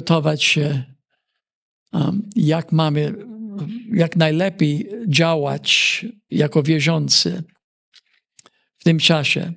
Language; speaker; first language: Polish; early bilingual, heritage; Polish